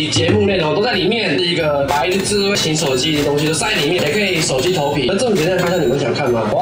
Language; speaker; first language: Chinese; native; Chinese